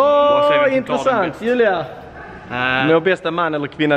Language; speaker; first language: Swedish; native; Swedish